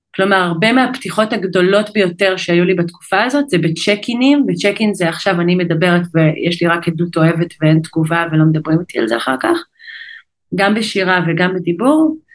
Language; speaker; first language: Hebrew; native; Hebrew